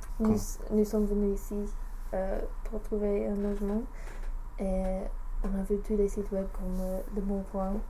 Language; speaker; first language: French; non-native, learner; English